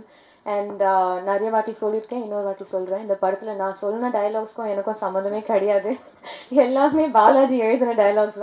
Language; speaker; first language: Tamil; early bilingual, heritage; English